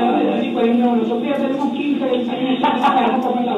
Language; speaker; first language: Spanish; native; Spanish